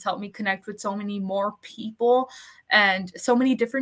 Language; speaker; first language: English; early bilingual, other home language; Spanish